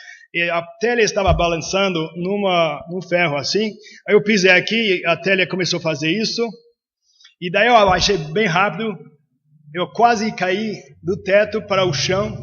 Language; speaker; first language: Portuguese; non-native, fluent; English